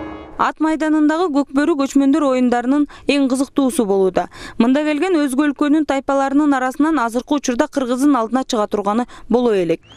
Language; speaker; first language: Kyrgyz; native; Kyrgyz